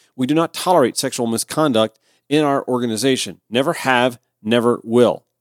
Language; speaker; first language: English; native; English